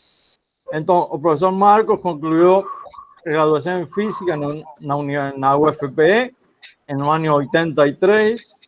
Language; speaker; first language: Portuguese; non-native, fluent; Spanish